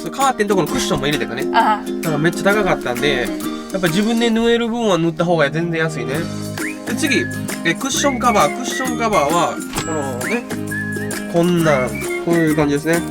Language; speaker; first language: Japanese; native; Japanese